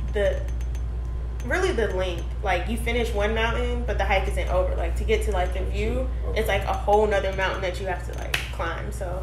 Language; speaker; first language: English; native; English